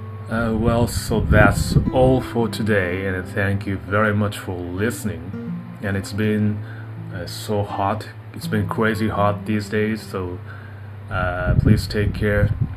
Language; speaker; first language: English; non-native, fluent; Japanese